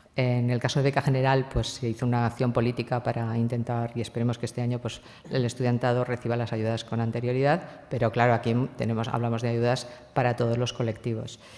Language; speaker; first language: Spanish; non-native, local second language; Catalan